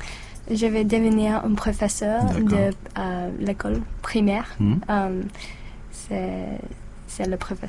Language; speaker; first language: French; non-native, learner; English